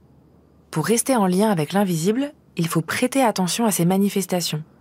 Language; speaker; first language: French; native; French